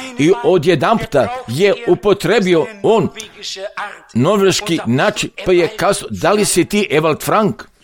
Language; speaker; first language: Croatian; non-native, fluent; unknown